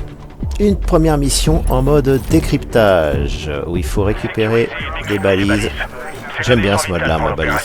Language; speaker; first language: French; native; French